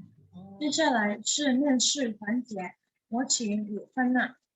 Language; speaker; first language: Chinese; non-native, learner; Indonesian